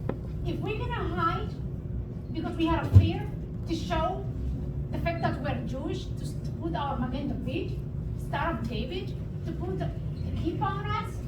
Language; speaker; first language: English; non-native, local second language; Hebrew